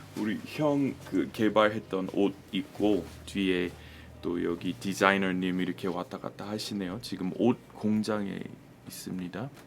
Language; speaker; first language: Korean; non-native, fluent; English